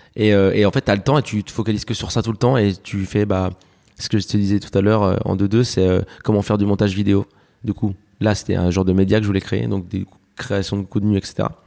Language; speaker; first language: French; early bilingual, other home language; Spanish